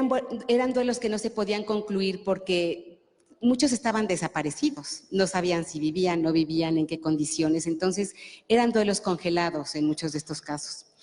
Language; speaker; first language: Spanish; native; Spanish